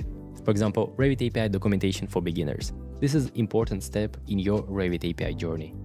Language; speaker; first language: English; non-native, fluent; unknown